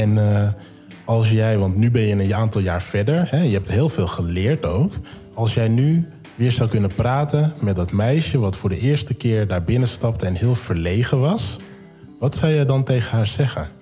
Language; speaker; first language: Dutch; native; Dutch